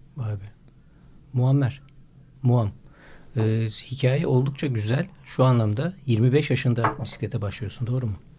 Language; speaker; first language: Turkish; native; Turkish